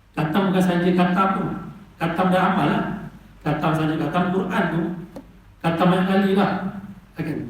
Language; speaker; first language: Malay; native; Malay